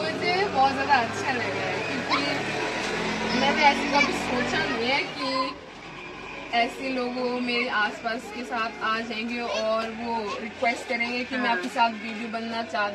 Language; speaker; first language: Hindi; non-native, learner; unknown